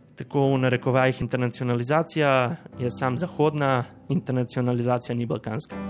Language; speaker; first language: Slovenian; non-native, fluent; Macedonian